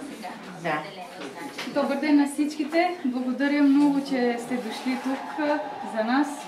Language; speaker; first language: Bulgarian; non-native, fluent; Albanian